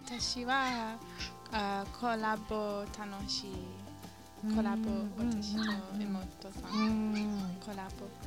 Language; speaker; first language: Japanese; non-native, learner; English